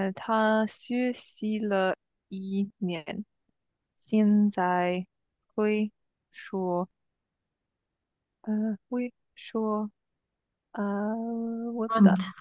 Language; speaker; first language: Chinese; non-native, learner; English